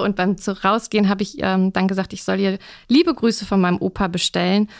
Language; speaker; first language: German; native; German